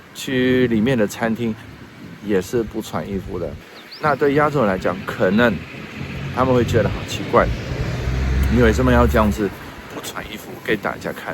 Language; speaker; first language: Chinese; non-native, fluent; Dutch